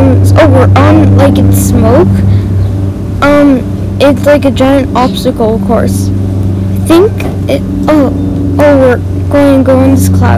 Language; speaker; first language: English; native; English